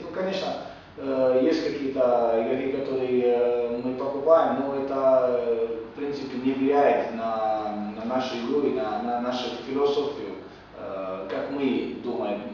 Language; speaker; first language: Russian; non-native, fluent; Romanian